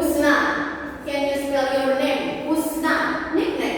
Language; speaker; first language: English; non-native, fluent; Indonesian